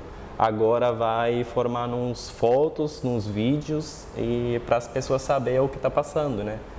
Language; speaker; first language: Portuguese; non-native, fluent; Arabic